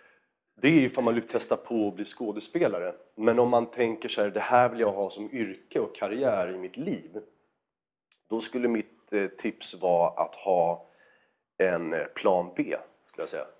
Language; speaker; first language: Swedish; native; Swedish